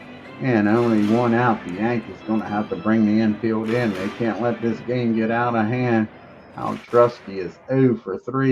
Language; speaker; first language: English; native; English